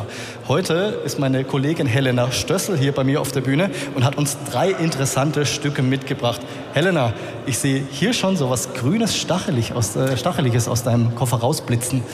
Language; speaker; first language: German; native; German